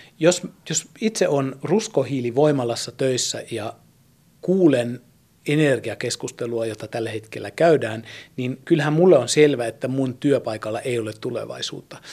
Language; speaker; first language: Finnish; early bilingual, heritage; German